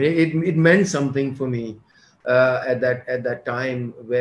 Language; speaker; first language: English; non-native, local second language; Hindi